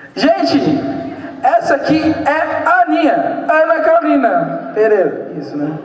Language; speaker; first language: Portuguese; native; Portuguese